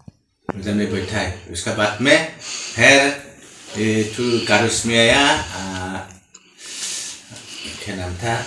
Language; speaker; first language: Hindi; non-native, local second language; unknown